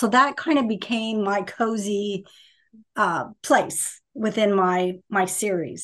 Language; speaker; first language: English; native; English